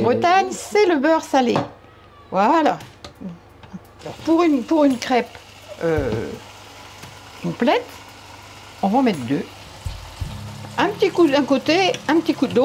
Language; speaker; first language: French; native; French